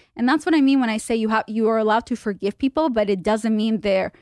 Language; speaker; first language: English; non-native, fluent; Hebrew